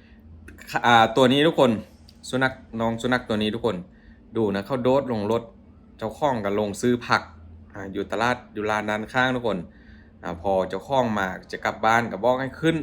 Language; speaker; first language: Thai; non-native, local second language; Lao